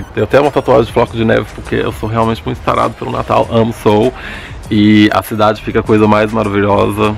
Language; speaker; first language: Portuguese; early bilingual, other home language; English